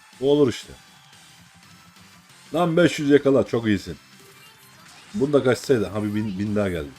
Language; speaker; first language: Turkish; native; Turkish